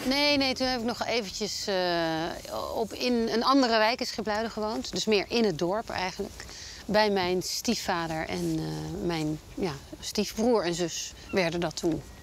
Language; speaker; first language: Dutch; native; Dutch